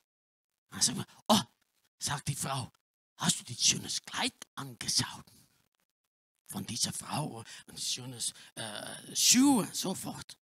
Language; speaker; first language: German; non-native, learner; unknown